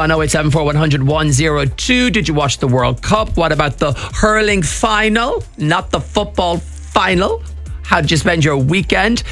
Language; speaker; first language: English; native; English